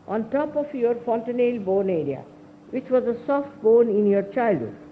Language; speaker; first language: English; non-native, local second language; Hindi